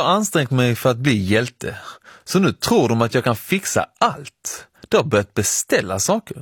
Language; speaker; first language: Swedish; early bilingual, other home language; Persian